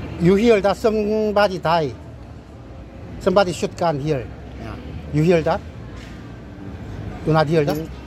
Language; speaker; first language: English; non-native, learner; Korean